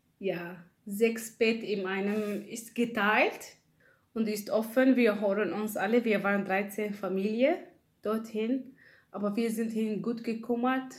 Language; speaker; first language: German; non-native, learner; Arabic